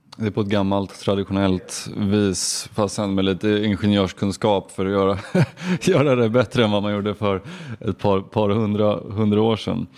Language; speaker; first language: Swedish; native; Swedish